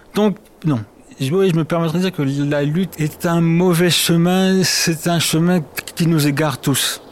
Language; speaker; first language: French; early bilingual, other home language; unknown